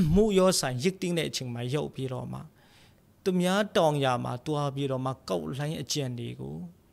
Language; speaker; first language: Burmese; non-native, local second language; Tedim Chin